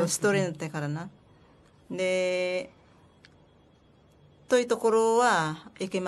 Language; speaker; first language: Japanese; non-native, learner; Filipino